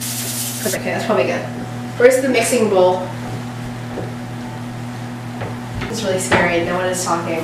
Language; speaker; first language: English; native; English